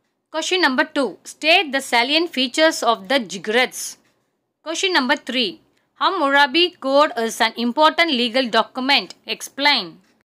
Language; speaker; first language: English; non-native, local second language; Tamil